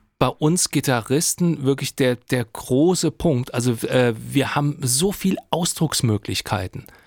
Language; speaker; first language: German; native; German